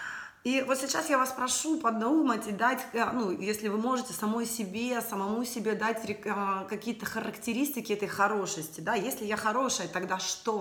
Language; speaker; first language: Russian; native; Russian